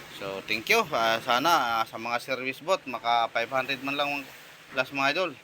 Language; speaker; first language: Filipino; non-native, local second language; Cebuano